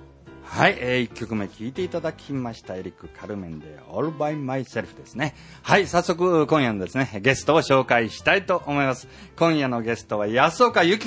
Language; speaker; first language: Japanese; native; Japanese